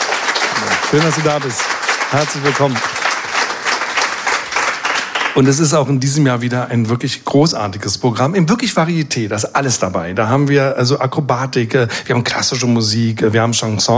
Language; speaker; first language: German; native; German